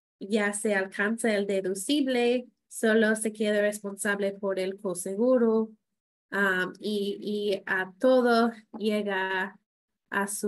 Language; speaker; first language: Spanish; non-native, fluent; English